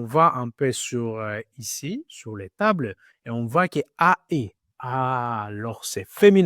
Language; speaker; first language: French; non-native, learner; Greek